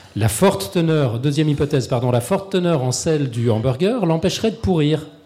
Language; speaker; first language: French; native; French